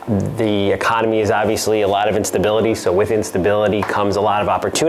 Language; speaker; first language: English; native; English